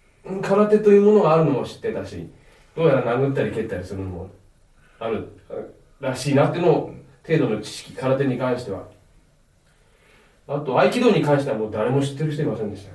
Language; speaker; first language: Japanese; native; Japanese